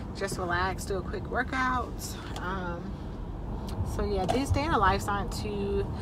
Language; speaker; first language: English; native; English